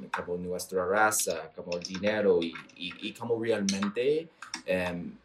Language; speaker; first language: Spanish; non-native, fluent; English